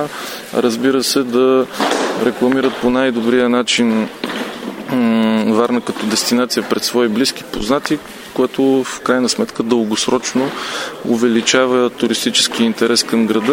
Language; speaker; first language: Bulgarian; native; Bulgarian